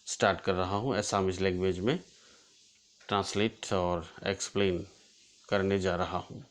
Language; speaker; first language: Hindi; non-native, local second language; Assamese